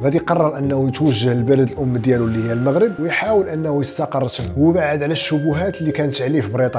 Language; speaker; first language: Arabic; native; Arabic